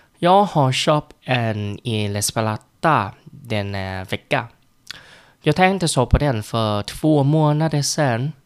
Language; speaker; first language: Swedish; non-native, learner; Vietnamese